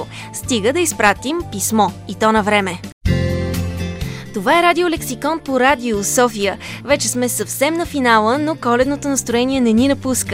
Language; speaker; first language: Bulgarian; native; Bulgarian